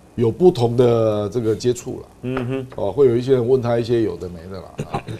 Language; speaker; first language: Chinese; native; Chinese